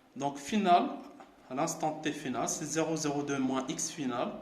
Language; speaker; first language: French; non-native, local second language; Arabic